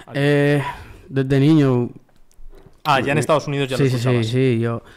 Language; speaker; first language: Spanish; early bilingual, heritage; Spanish